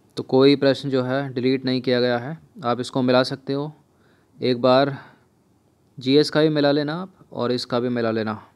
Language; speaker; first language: Hindi; native; Hindi